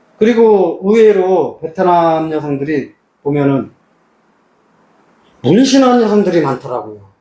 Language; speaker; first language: Korean; native; Korean